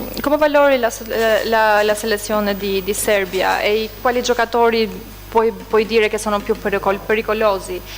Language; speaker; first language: Italian; non-native, fluent; Albanian